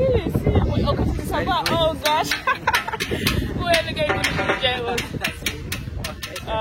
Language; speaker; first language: Portuguese; non-native, learner; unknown